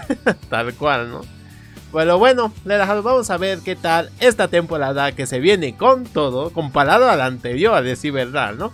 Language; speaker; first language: Spanish; native; Spanish